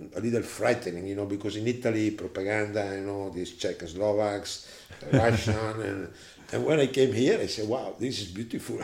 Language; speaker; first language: English; non-native, fluent; Italian